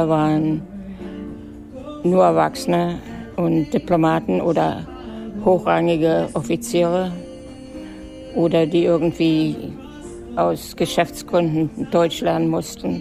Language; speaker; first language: German; native; German